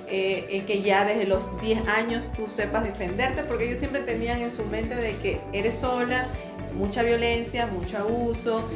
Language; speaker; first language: Spanish; native; Spanish